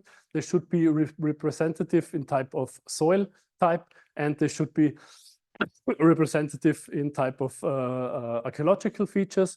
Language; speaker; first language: English; non-native, fluent; German